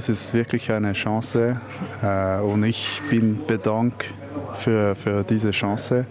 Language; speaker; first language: German; non-native, local second language; French